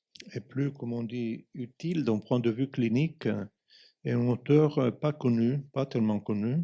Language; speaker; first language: French; non-native, fluent; Italian